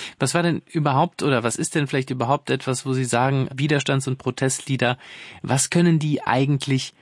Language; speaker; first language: German; native; German